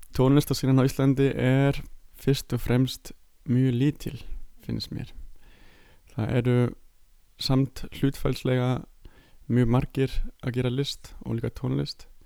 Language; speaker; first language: Icelandic; non-native, fluent; German